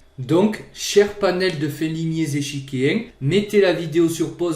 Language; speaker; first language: French; native; French